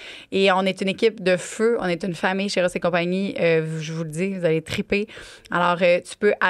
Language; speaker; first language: French; native; French